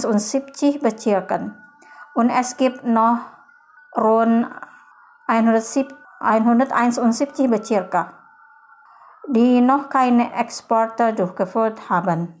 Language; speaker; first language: German; non-native, fluent; Indonesian